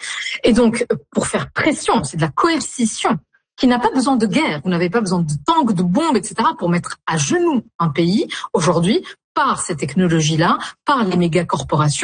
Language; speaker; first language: French; native; French